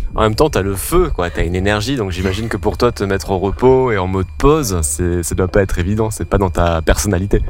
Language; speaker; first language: French; native; French